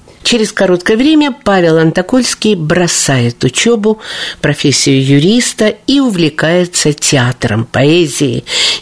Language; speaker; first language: Russian; native; Russian